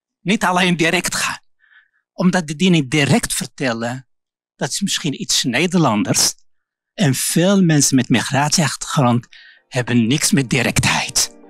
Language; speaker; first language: Dutch; non-native, local second language; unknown